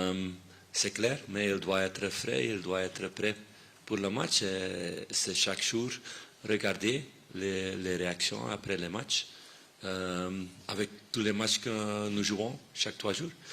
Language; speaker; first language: French; non-native, fluent; Dutch